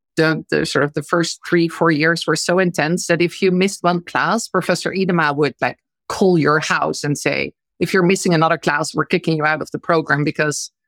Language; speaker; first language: English; non-native, fluent; Dutch